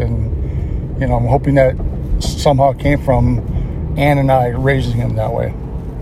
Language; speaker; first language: English; native; English